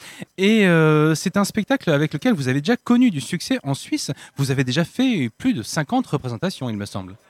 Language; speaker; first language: French; native; French